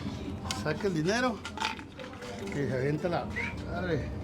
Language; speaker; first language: Spanish; native; Spanish